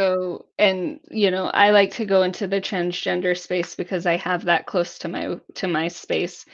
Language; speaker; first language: English; native; English